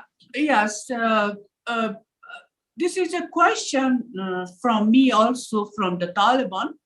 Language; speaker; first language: English; non-native, learner; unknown